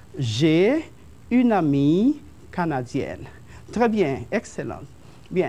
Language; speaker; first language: French; non-native, fluent; Spanish